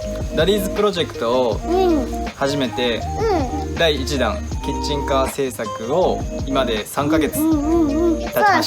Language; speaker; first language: Japanese; native; Japanese